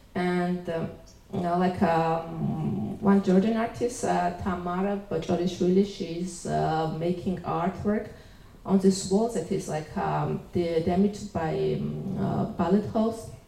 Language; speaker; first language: English; non-native, fluent; Georgian